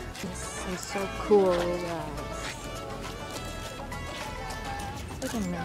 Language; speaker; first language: English; non-native, learner; Indonesian